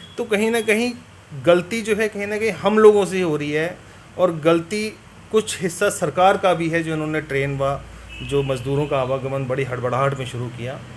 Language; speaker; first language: Hindi; non-native, local second language; Dogri